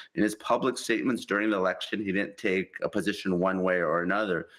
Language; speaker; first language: English; native; English